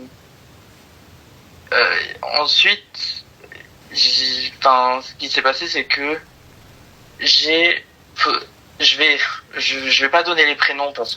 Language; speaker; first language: French; native; French